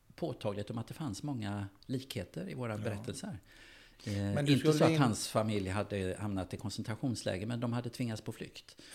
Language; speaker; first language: Swedish; native; Swedish